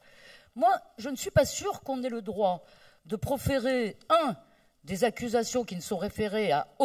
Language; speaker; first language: French; native; French